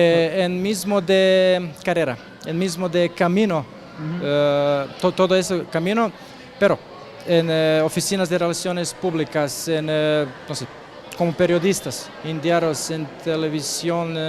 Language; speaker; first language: Spanish; non-native, learner; Croatian